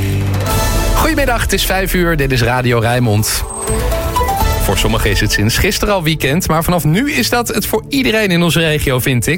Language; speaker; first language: Dutch; native; Dutch